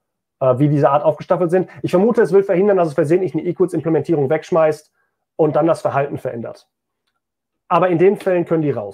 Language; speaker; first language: German; native; German